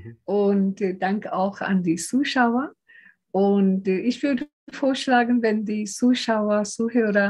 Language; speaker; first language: German; non-native, fluent; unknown